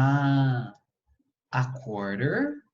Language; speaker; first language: English; non-native, fluent; Portuguese